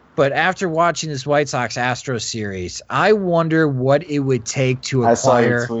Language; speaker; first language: English; native; English